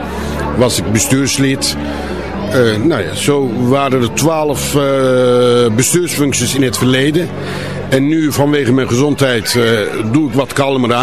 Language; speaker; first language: Dutch; non-native, fluent; Turkish